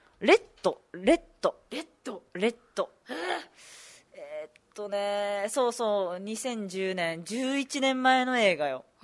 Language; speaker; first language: Japanese; native; Japanese